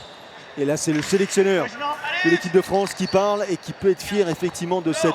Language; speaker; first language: French; native; French